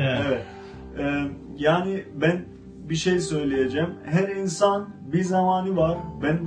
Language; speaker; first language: Turkish; non-native, fluent; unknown